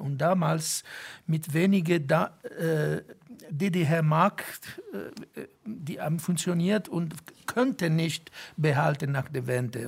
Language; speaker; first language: German; non-native, fluent; Italian